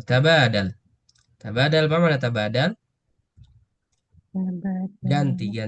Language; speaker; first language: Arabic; non-native, fluent; Indonesian